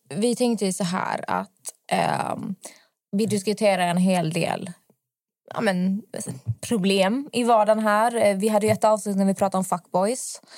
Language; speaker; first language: Swedish; native; Swedish